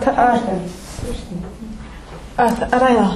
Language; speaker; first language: Icelandic; non-native, learner; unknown